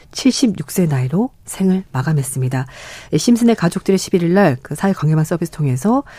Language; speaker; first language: Korean; native; Korean